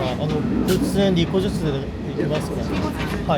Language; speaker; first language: Japanese; non-native, fluent; Korean